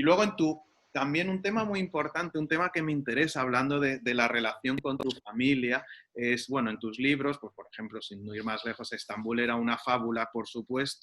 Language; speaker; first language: Spanish; native; Spanish